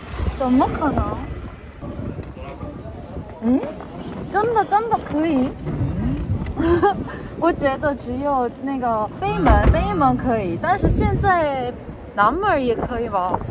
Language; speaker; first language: Chinese; non-native, learner; Korean